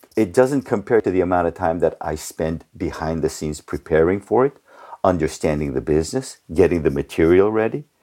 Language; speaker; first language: English; early bilingual, other home language; Japanese